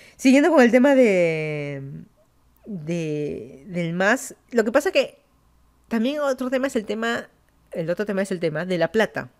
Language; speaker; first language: Spanish; native; Spanish